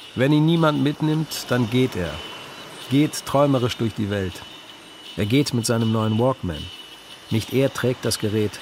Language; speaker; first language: German; native; German